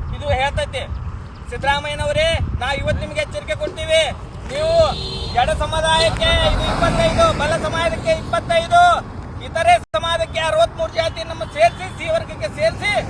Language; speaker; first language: Kannada; non-native, local second language; Lambadi